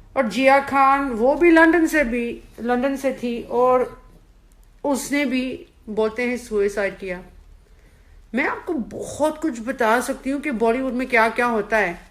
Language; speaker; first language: Hindi; early bilingual, heritage; Hindi